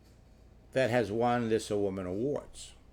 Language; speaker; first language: English; native; English